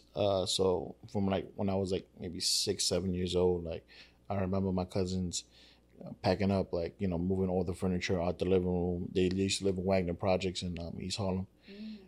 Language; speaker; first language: English; native; English